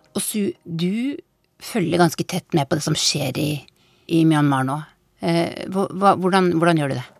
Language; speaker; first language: Norwegian; native; Norwegian